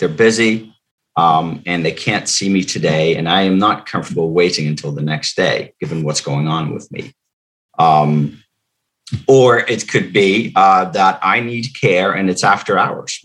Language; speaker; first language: English; non-native, fluent; Dutch